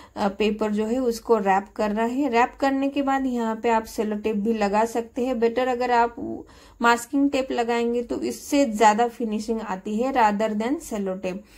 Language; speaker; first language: Hindi; non-native, local second language; Marathi